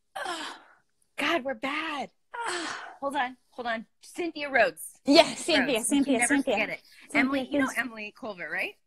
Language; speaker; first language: English; native; English